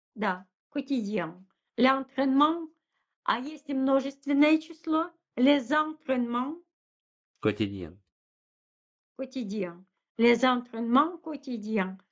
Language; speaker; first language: French; non-native, fluent; Russian